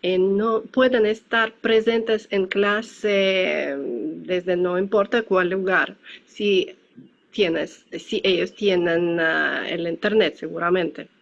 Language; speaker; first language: Spanish; non-native, learner; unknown